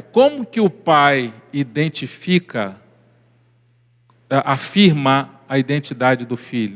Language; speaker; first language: Portuguese; native; Portuguese